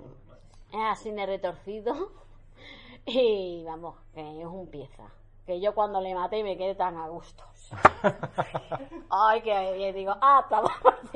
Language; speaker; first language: Spanish; native; Spanish